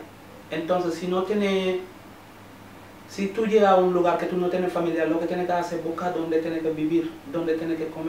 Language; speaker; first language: Spanish; non-native, learner; Wolof